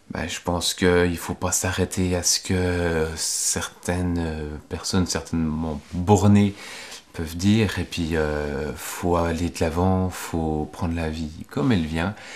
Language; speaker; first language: French; native; French